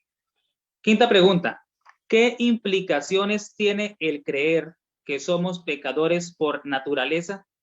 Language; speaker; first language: Spanish; native; Spanish